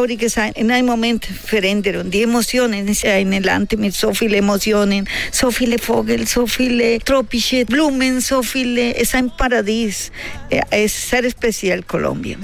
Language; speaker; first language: German; non-native, learner; Spanish